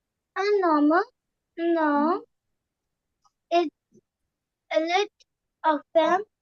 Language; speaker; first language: French; non-native, learner; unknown